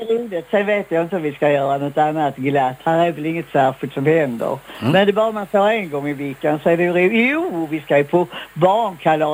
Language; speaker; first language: Swedish; native; Swedish